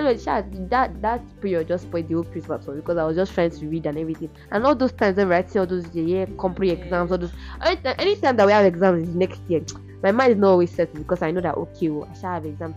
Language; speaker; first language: English; non-native, local second language; Yoruba